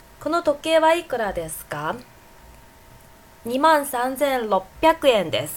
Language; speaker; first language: Japanese; non-native, fluent; Chinese